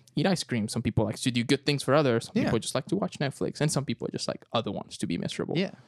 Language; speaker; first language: English; non-native, fluent; Spanish